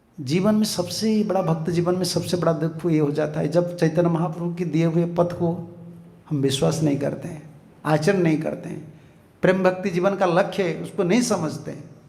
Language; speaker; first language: Hindi; non-native, local second language; Bangla